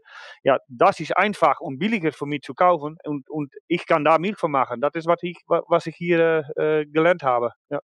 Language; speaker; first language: German; non-native, learner; Dutch